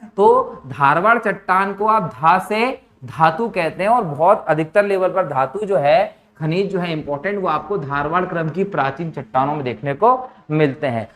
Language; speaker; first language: Hindi; native; Hindi